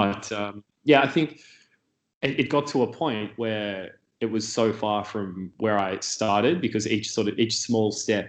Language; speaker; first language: English; native; English